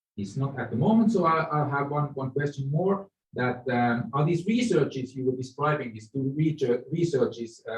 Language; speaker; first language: English; non-native, fluent; Finnish